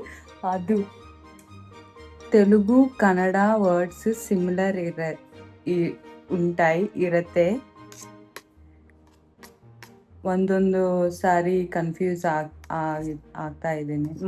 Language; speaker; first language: Kannada; non-native, learner; Telugu